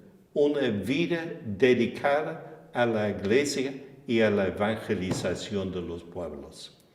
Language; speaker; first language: Spanish; non-native, fluent; English